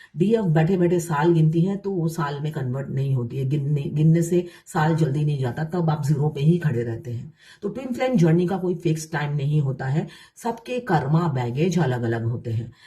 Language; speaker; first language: Hindi; non-native, local second language; Bangla